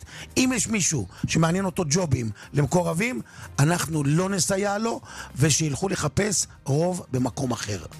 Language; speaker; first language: Hebrew; native; Hebrew